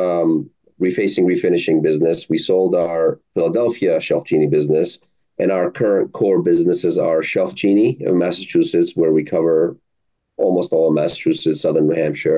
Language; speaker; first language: English; early bilingual, other home language; Arabic